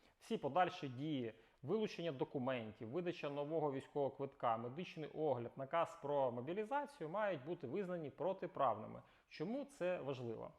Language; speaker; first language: Ukrainian; native; Ukrainian